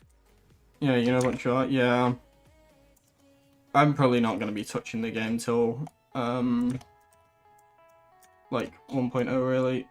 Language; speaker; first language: English; native; English